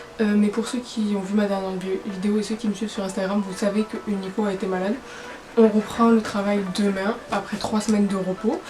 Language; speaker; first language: French; native; French